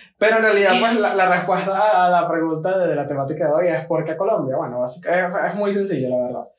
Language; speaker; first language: Spanish; native; Spanish